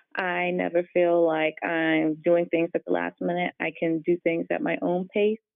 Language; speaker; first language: English; native; English